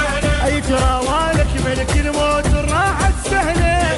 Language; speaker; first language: Arabic; native; Arabic